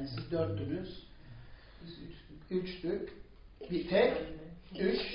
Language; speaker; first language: Turkish; non-native, fluent; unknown